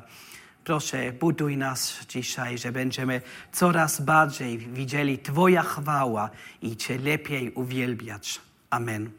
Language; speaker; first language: Polish; non-native, learner; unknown